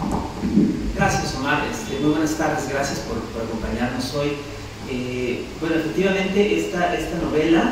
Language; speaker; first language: Spanish; native; Spanish